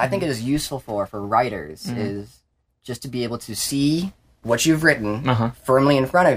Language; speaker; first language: English; native; English